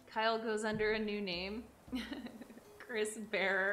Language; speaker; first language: English; native; English